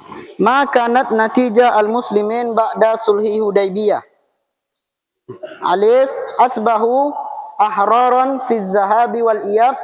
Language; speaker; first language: Arabic; non-native, fluent; Indonesian